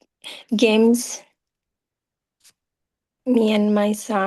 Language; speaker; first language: English; non-native, learner; Bangla